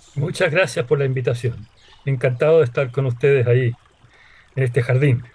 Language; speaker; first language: Spanish; early bilingual, other home language; Hungarian